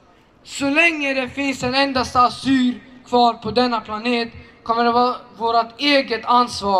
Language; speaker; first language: Swedish; early bilingual, other home language; Assyrian Neo-Aramaic